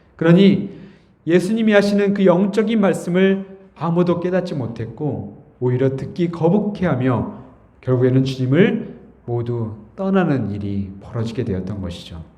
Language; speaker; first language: Korean; native; Korean